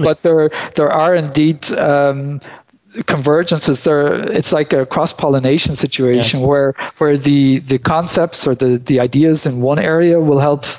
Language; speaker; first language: English; native; English